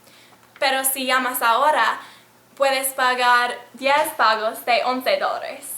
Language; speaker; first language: Spanish; non-native, learner; English